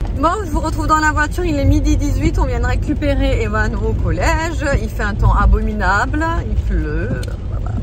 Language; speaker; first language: French; native; French